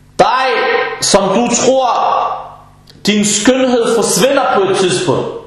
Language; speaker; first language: Danish; non-native, fluent; Arabic